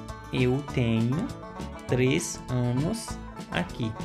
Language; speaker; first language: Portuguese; non-native, fluent; Haitian Creole